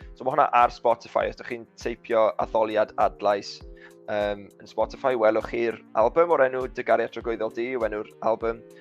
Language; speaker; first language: Welsh; native; Welsh